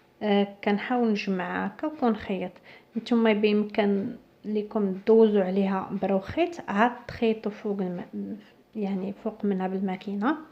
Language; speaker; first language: Arabic; native; Arabic